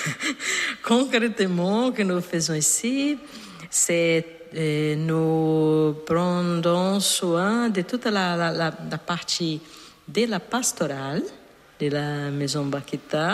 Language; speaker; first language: French; non-native, learner; Portuguese